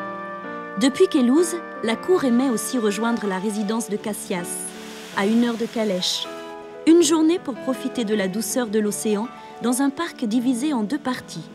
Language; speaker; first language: French; native; French